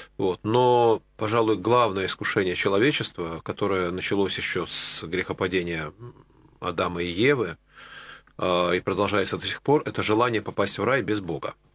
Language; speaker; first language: Russian; native; Russian